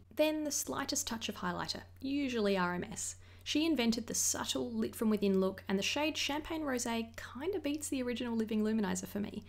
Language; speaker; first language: English; native; English